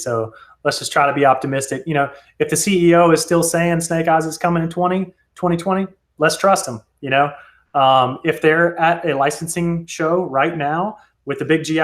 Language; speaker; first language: English; native; English